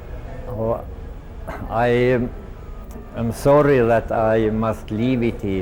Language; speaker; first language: English; non-native, fluent; Swedish